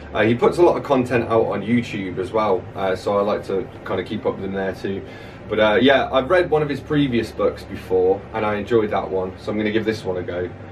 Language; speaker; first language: English; native; English